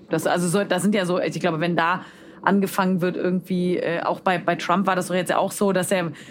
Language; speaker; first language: German; native; German